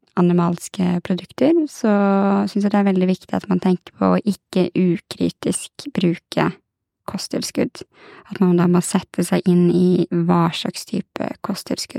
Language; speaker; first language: Norwegian; native; Norwegian